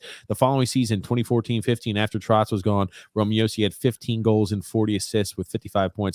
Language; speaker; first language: English; native; English